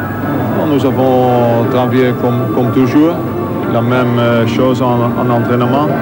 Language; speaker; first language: French; non-native, learner; Dutch